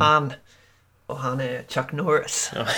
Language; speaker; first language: Swedish; non-native, learner; English